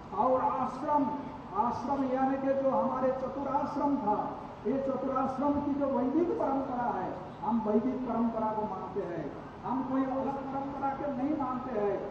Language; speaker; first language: Hindi; non-native, local second language; Bangla